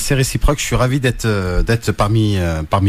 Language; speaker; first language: French; native; French